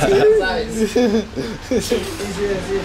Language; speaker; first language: Spanish; native; Spanish